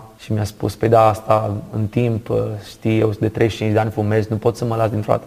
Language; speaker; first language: Romanian; native; Romanian